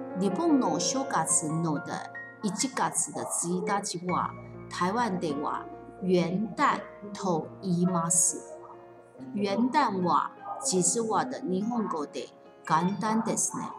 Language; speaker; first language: Japanese; non-native, fluent; Chinese